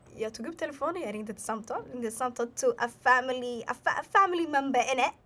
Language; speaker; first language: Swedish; early bilingual, other home language; Arabic